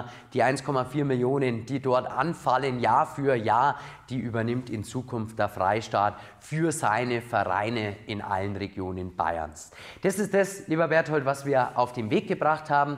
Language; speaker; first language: German; native; German